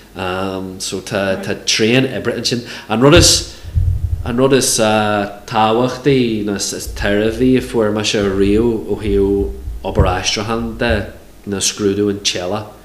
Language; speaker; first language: Irish; non-native, local second language; English